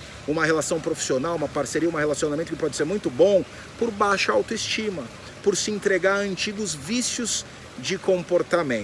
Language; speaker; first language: Portuguese; native; Portuguese